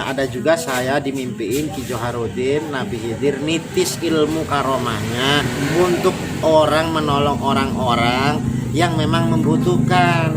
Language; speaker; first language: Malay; non-native, local second language; Javanese